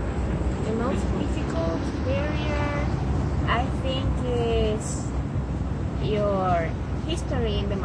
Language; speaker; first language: English; non-native, fluent; Spanish